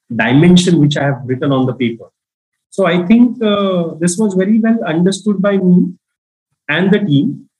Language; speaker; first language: English; non-native, local second language; Marathi